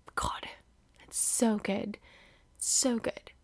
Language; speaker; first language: English; non-native, fluent; Indonesian